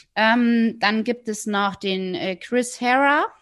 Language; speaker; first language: German; native; German